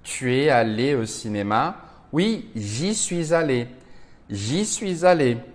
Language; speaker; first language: French; non-native, fluent; Portuguese